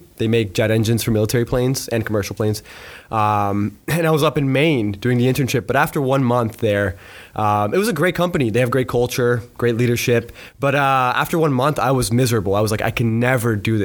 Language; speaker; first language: English; native; English